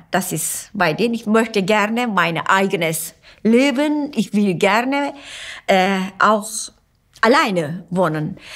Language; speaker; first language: German; non-native, fluent; Turkish